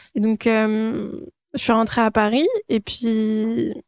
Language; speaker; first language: French; native; French